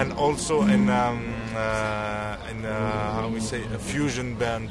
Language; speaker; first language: English; non-native, learner; Arabic